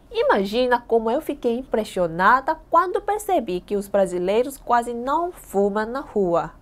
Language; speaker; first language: Portuguese; non-native, fluent; Korean